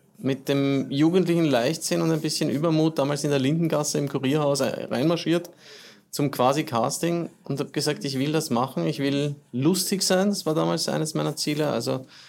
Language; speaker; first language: German; native; German